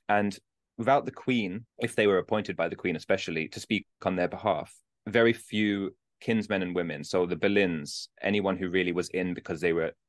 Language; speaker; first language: English; native; English